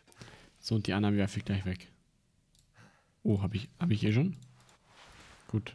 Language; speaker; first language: German; native; German